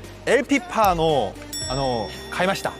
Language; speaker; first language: Japanese; non-native, learner; Korean